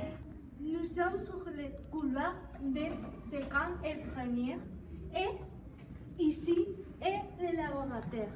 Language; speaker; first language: French; non-native, learner; Spanish